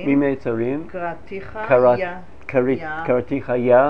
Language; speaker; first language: Hebrew; non-native, fluent; English